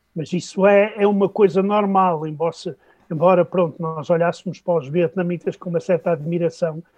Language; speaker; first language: Portuguese; native; Portuguese